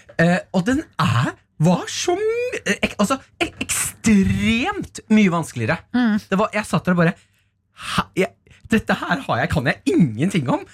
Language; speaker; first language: Norwegian; native; Norwegian